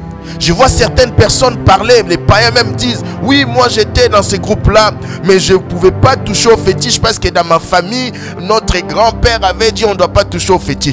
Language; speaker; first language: French; non-native, local second language; Lingala